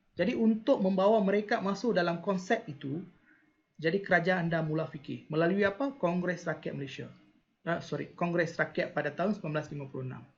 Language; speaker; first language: Malay; non-native, local second language; Tamil